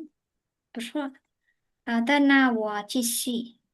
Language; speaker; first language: Chinese; non-native, fluent; Khmer